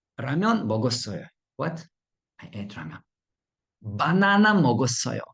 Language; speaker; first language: Korean; non-native, fluent; Russian